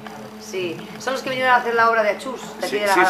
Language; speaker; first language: Spanish; native; Spanish